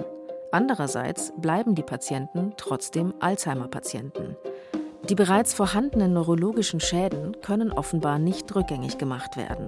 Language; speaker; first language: German; native; German